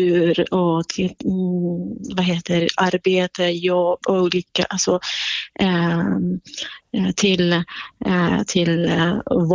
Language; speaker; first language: Swedish; non-native, fluent; Central Kurdish